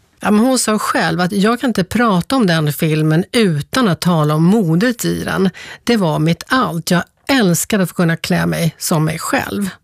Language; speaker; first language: Swedish; native; Swedish